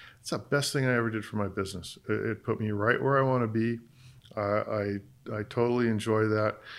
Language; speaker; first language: English; native; English